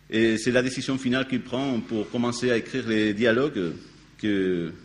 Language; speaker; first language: French; non-native, fluent; Spanish